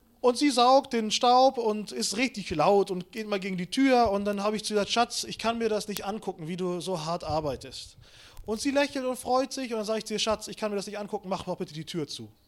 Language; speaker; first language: German; early bilingual, other home language; Russian